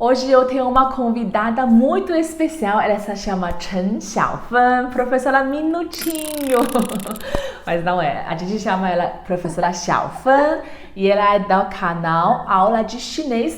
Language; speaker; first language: Portuguese; non-native, learner; Chinese